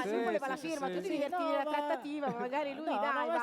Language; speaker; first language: Italian; native; Italian